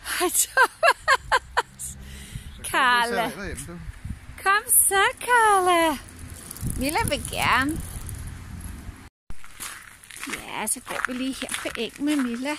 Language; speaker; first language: Danish; native; Danish